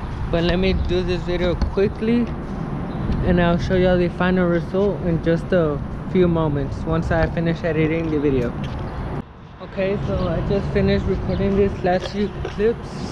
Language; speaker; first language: English; early bilingual, other home language; Spanish